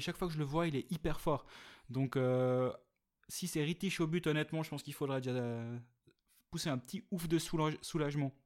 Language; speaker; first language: French; native; French